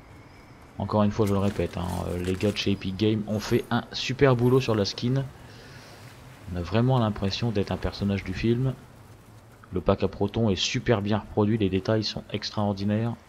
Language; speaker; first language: French; native; French